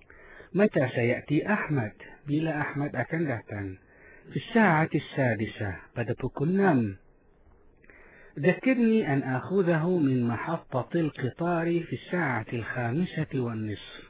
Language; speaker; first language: Arabic; non-native, fluent; Malay